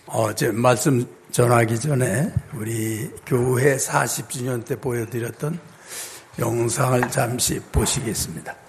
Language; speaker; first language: Korean; native; Korean